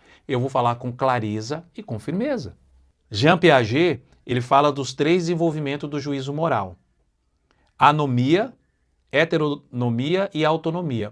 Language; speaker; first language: Portuguese; native; Portuguese